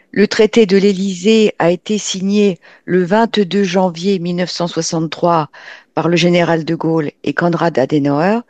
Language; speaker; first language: French; native; French